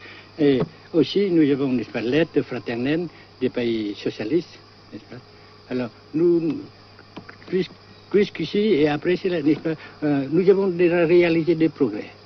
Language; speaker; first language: French; non-native, fluent; Vietnamese